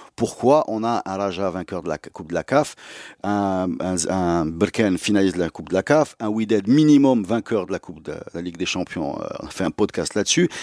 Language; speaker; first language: French; non-native, local second language; Arabic